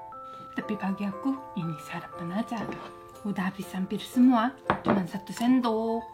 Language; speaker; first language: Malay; non-native, fluent; Korean